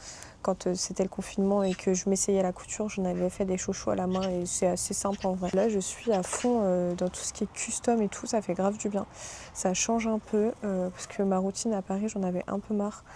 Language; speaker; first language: French; native; French